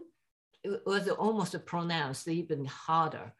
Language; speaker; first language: English; non-native, fluent; Japanese